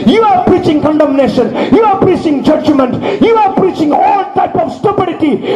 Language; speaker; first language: English; non-native, local second language; Malayalam